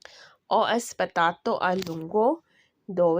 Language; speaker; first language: Italian; non-native, learner; Urdu